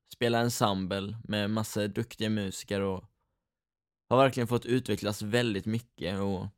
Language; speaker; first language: Swedish; native; Swedish